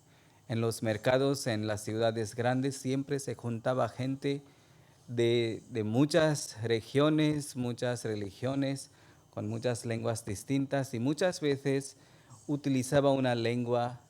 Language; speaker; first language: Spanish; non-native, fluent; Hindi